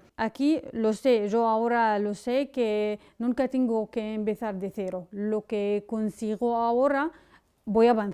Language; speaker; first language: Spanish; non-native, fluent; Arabic